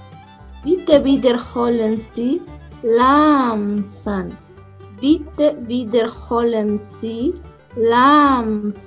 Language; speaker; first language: German; non-native, learner; Spanish